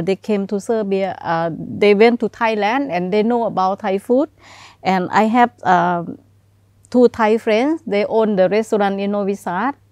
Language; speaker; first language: English; non-native, learner; Thai